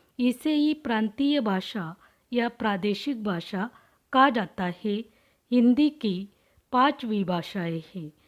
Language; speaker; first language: Hindi; non-native, local second language; Marathi